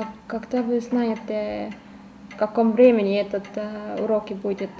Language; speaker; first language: Russian; non-native, learner; Estonian